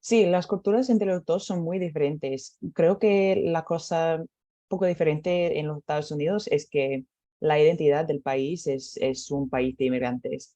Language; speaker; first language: Spanish; non-native, learner; English